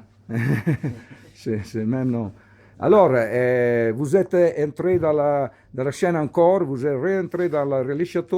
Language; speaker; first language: French; non-native, learner; Italian